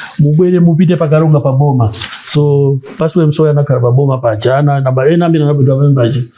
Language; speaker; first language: Nyanja; non-native, local second language; Tumbuka